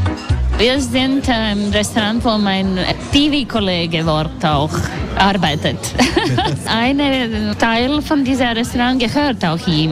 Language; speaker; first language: German; non-native, learner; Latvian